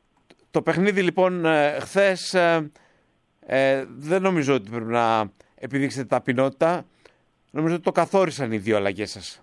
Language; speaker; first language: Greek; native; Greek